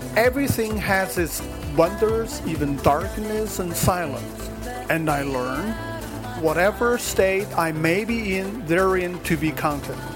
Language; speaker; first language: English; non-native, fluent; Chinese